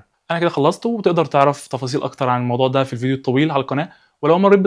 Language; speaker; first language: Arabic; native; Arabic